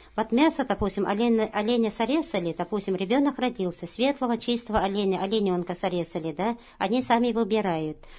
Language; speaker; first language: Russian; non-native, local second language; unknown